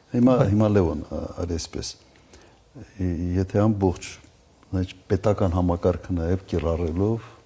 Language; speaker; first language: Armenian; native; Armenian